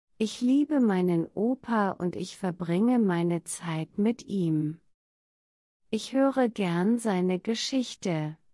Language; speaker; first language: German; non-native, learner; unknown